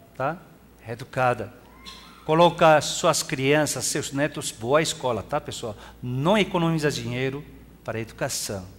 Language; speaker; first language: Portuguese; non-native, fluent; Korean